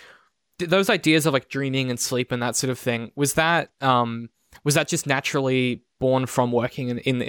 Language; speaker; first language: English; native; English